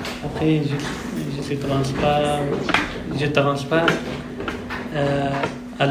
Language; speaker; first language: French; non-native, learner; Persian